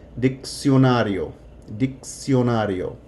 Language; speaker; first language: Spanish; non-native, fluent; English